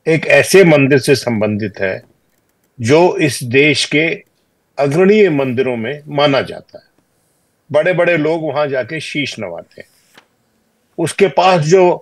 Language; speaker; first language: Hindi; native; Hindi